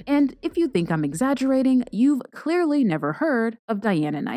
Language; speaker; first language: English; native; English